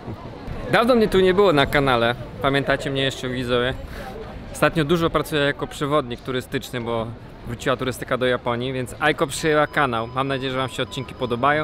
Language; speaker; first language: Polish; native; Polish